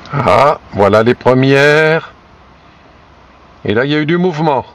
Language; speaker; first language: French; native; French